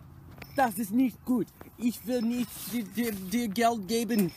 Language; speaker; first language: German; non-native, learner; English